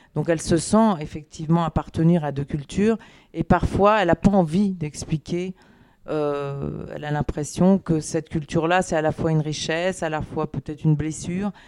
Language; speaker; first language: French; native; French